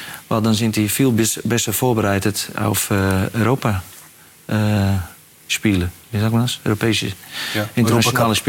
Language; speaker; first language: German; non-native, fluent; Dutch